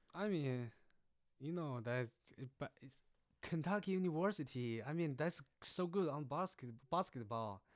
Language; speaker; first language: English; non-native, learner; Chinese